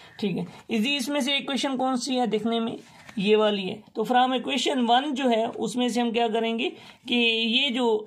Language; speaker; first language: Urdu; non-native, local second language; Sindhi